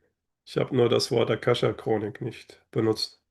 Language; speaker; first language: German; native; German